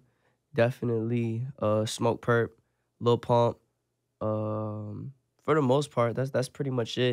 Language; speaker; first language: English; native; English